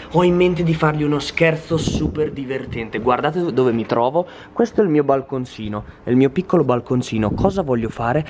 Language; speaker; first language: Italian; native; Italian